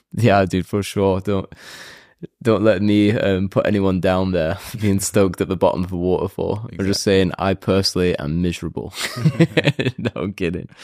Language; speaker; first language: English; native; English